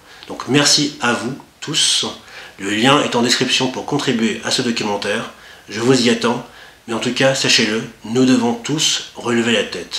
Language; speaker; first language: French; native; French